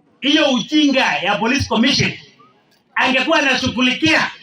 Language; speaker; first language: Swahili; non-native, local second language; Kalenjin